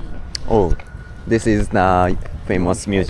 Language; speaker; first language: English; non-native, learner; Japanese